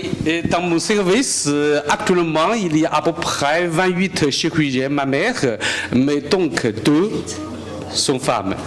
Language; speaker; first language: French; non-native, learner; Chinese